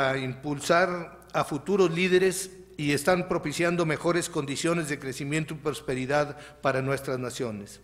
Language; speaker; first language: Spanish; native; Spanish